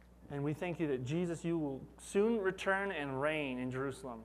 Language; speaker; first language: English; native; English